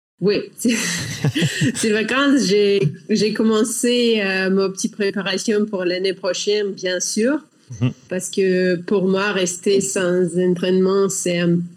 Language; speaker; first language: French; non-native, learner; Russian